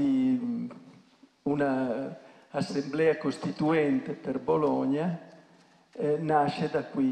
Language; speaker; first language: Italian; native; Italian